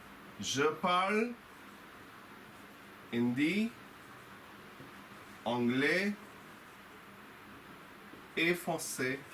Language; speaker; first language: French; non-native, fluent; Hindi